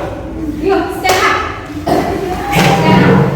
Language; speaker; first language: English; non-native, learner; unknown